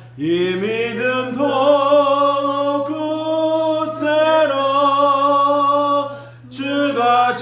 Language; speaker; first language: Korean; native; Korean